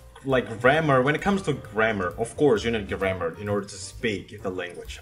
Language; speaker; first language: English; non-native, fluent; Indonesian